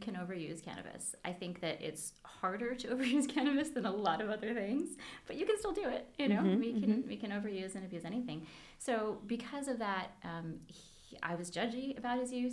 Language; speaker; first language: English; native; English